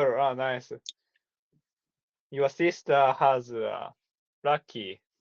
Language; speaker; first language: English; non-native, learner; Japanese